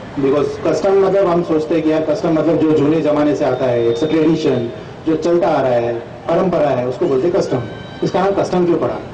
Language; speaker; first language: Hindi; non-native, local second language; Sindhi